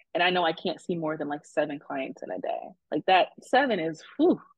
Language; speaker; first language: English; native; English